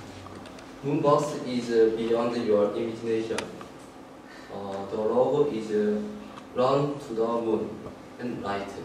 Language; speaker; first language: English; non-native, learner; Korean